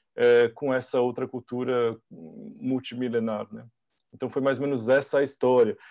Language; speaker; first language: Portuguese; native; Portuguese